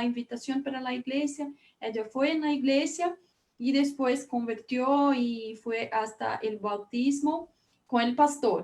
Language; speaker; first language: Spanish; non-native, fluent; Portuguese